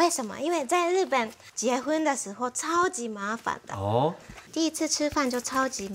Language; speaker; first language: Chinese; non-native, fluent; Japanese